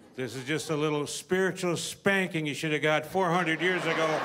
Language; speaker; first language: English; native; English